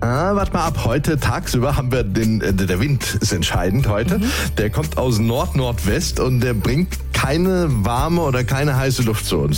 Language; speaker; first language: German; native; German